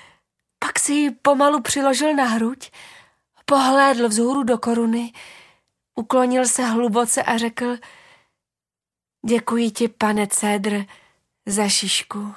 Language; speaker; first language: Czech; native; Czech